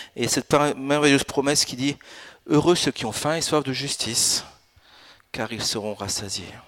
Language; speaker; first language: French; early bilingual, other home language; Italian